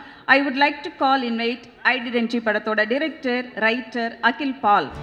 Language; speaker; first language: Tamil; native; Tamil